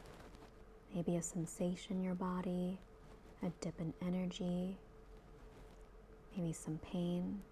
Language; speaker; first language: English; native; English